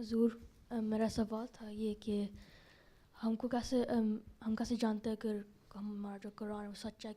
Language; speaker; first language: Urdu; early bilingual, heritage; Urdu